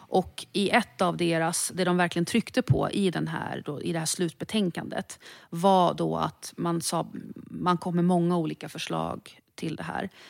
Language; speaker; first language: Swedish; native; Swedish